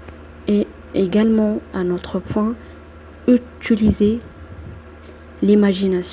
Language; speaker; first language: French; non-native, local second language; Arabic